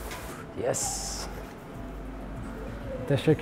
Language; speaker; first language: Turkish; non-native, learner; Italian